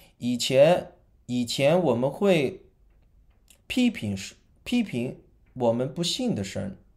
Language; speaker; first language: Chinese; non-native, local second language; Cantonese